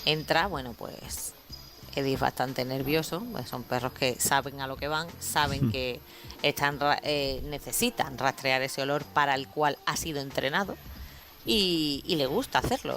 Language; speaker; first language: Spanish; native; Spanish